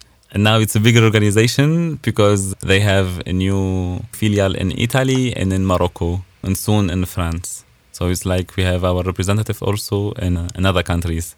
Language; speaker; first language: English; non-native, fluent; Arabic